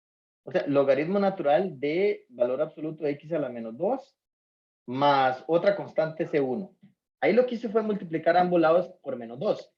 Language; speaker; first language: Spanish; native; Spanish